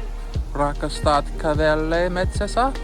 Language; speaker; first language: Finnish; non-native, learner; English